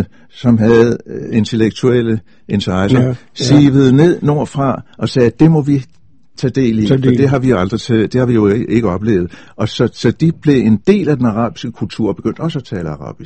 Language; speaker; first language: Danish; native; Danish